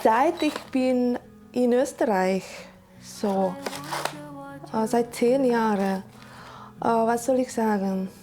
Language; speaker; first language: German; non-native, learner; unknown